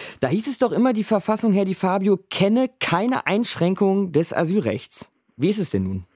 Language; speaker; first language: German; native; German